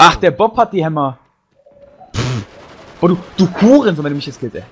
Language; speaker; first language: German; native; German